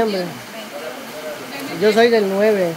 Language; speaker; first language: Spanish; native; Spanish